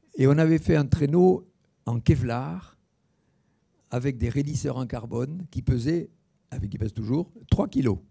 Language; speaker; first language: French; native; French